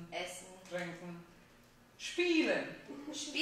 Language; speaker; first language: German; non-native, fluent; Italian